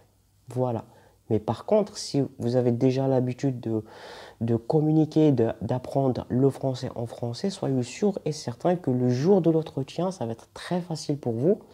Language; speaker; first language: French; non-native, local second language; Arabic